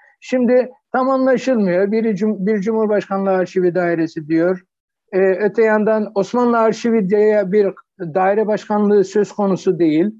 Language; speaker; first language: Turkish; native; Turkish